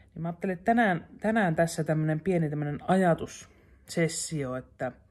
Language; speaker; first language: Finnish; native; Finnish